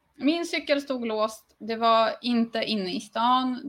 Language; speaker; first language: Swedish; early bilingual, other home language; Polish